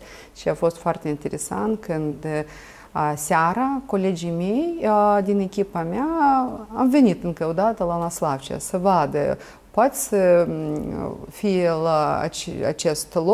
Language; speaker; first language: Romanian; non-native, local second language; Russian